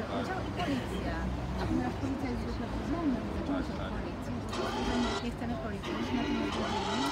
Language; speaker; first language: Polish; native; Polish